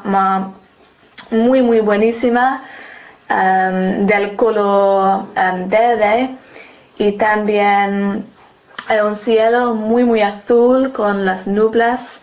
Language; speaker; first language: Spanish; non-native, learner; English